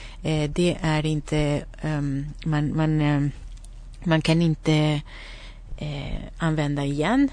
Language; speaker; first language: Swedish; non-native, fluent; Spanish